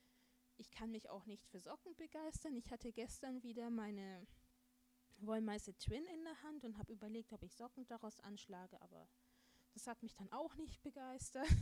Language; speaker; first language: German; native; German